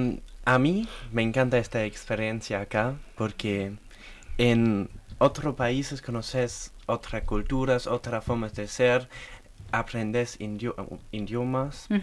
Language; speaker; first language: Spanish; non-native, learner; German